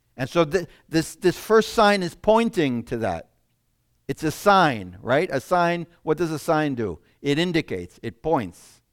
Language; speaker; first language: English; non-native, fluent; Italian